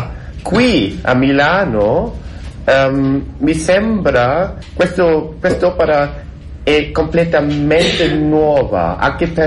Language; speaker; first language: Italian; non-native, learner; German